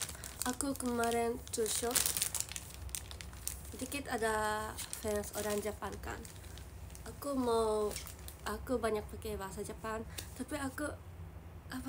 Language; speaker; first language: Indonesian; non-native, learner; Japanese